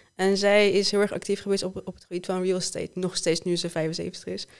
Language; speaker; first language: Dutch; early bilingual, other home language; Persian